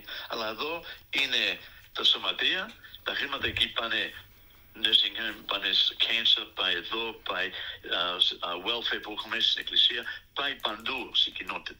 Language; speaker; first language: Greek; early bilingual, other home language; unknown